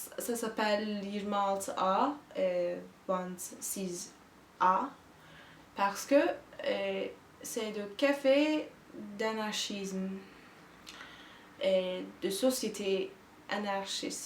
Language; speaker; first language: French; non-native, learner; Turkish